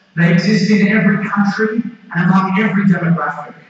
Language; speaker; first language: English; native; English